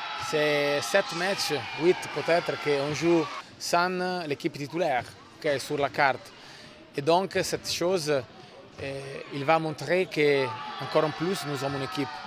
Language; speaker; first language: French; non-native, fluent; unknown